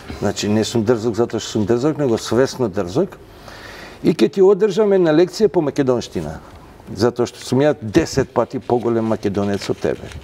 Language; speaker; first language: Macedonian; non-native, local second language; Albanian